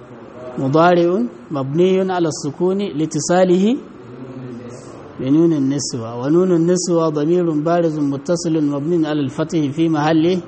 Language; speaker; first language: Arabic; non-native, fluent; Hausa